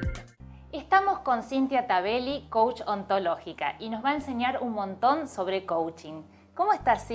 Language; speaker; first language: Spanish; native; Spanish